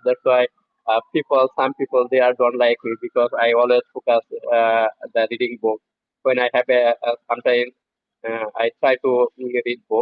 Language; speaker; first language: English; non-native, learner; Bangla